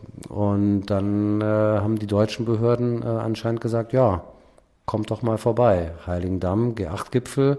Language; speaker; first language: German; native; German